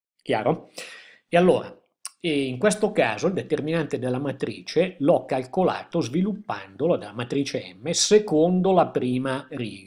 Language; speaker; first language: Italian; native; Italian